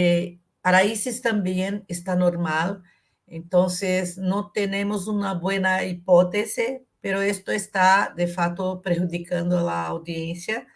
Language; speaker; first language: Spanish; non-native, fluent; Portuguese